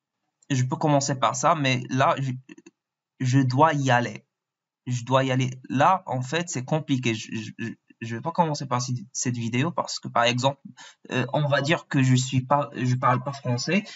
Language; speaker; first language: French; non-native, local second language; Arabic